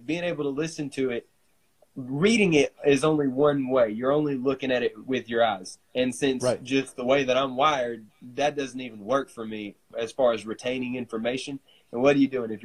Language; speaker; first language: English; native; English